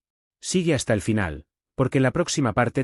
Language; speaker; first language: Spanish; native; Spanish